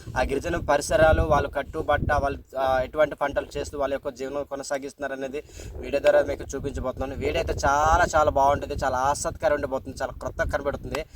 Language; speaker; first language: Telugu; non-native, local second language; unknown